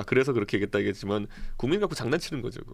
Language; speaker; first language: Korean; native; Korean